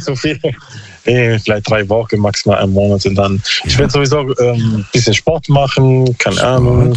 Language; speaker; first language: German; non-native, learner; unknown